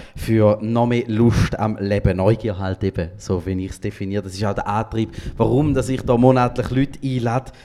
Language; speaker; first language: German; native; German